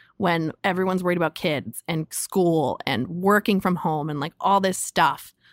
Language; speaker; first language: English; native; English